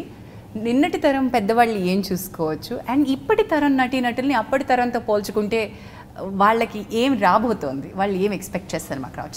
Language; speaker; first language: Telugu; native; Telugu